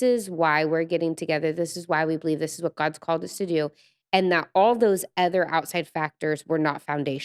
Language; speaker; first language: English; native; English